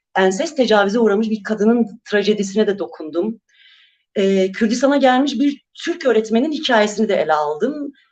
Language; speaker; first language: Turkish; non-native, local second language; Kurdish